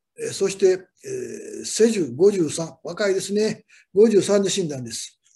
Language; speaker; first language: Japanese; native; Japanese